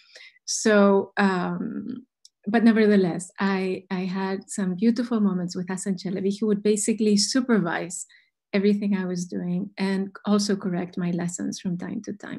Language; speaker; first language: English; non-native, fluent; Spanish